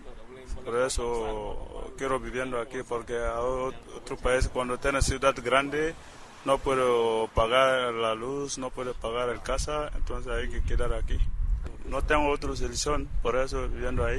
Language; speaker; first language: Spanish; non-native, learner; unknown